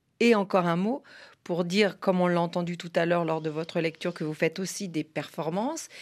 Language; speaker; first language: French; native; French